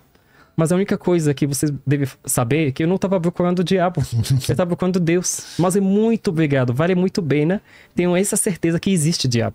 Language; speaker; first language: Portuguese; non-native, learner; Arabic